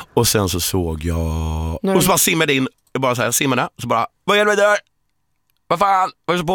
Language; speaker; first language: Swedish; native; Swedish